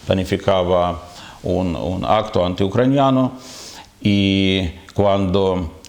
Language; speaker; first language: Spanish; non-native, fluent; Ukrainian